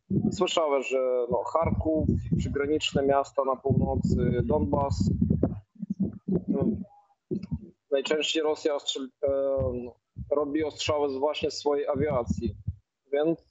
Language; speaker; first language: Polish; non-native, fluent; Ukrainian